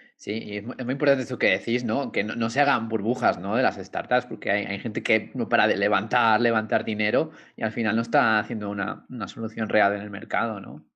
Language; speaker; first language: Spanish; native; Spanish